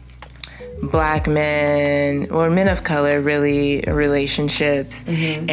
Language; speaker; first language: English; native; English